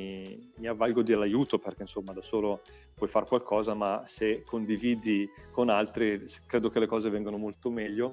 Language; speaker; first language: Italian; native; Italian